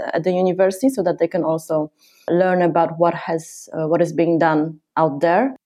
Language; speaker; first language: English; non-native, fluent; Polish